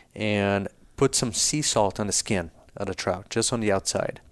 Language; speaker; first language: English; early bilingual, other home language; Portuguese